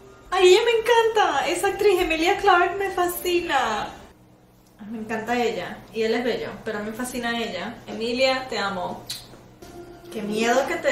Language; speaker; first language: Spanish; native; Spanish